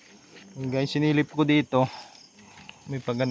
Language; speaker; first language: Filipino; native; Filipino